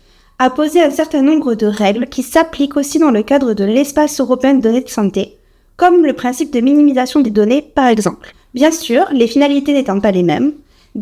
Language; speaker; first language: French; native; French